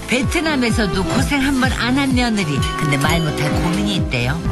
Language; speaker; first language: Korean; native; Korean